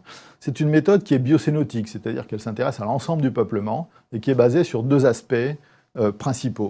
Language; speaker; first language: French; native; French